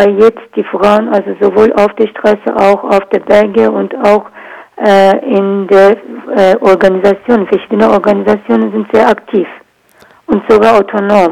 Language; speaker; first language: German; non-native, learner; Kurdish